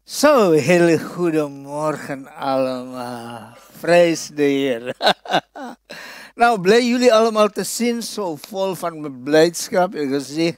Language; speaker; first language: Dutch; non-native, fluent; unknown